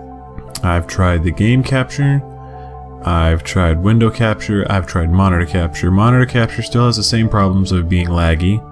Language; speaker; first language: English; native; English